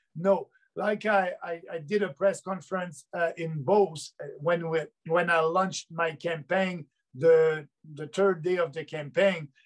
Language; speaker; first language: English; native; English